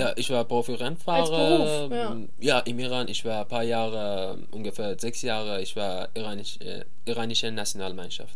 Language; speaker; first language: German; non-native, learner; Persian